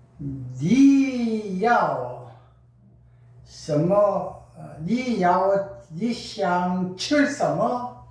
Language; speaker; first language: Chinese; non-native, learner; Korean